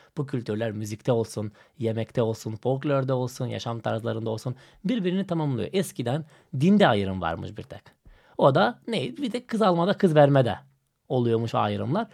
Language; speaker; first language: Turkish; non-native, fluent; Macedonian